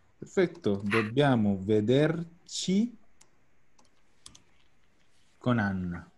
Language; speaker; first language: Italian; non-native, fluent; Spanish